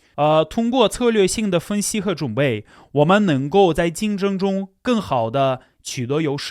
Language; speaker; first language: Chinese; non-native, fluent; Russian